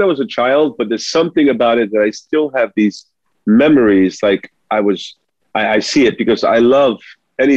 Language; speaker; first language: English; early bilingual, other home language; Spanish